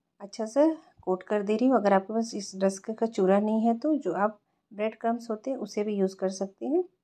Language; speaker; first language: Hindi; native; Hindi